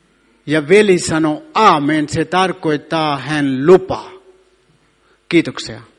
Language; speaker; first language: Finnish; non-native, fluent; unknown